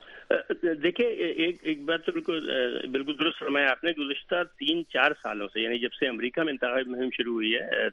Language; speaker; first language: Urdu; native; Urdu